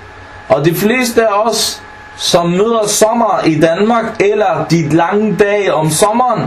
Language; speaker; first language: Danish; non-native, fluent; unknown